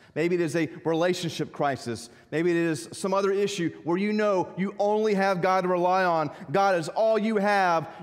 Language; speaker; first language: English; native; English